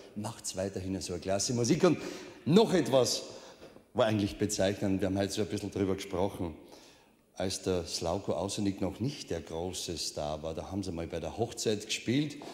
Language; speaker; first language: German; native; German